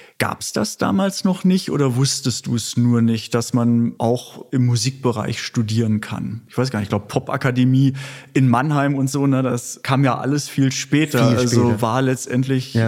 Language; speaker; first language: German; native; German